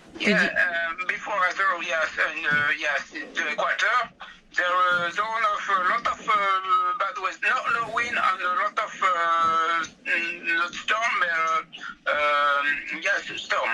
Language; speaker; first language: English; non-native, learner; French